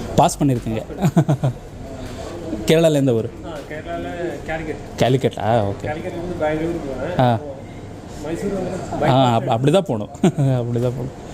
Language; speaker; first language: Tamil; non-native, learner; Kannada